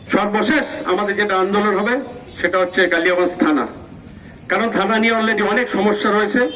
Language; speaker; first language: Bangla; native; Bangla